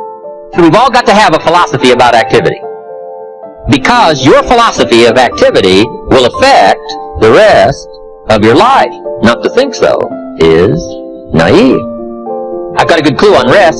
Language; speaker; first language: English; native; English